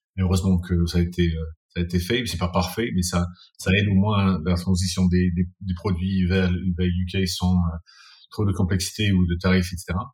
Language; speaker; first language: French; non-native, fluent; English